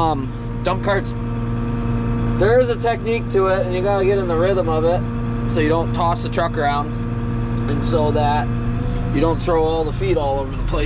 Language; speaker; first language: English; native; English